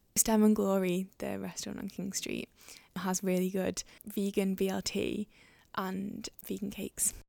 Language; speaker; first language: English; native; English